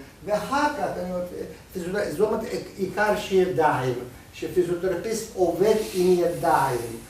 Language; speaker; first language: Hebrew; non-native, fluent; Russian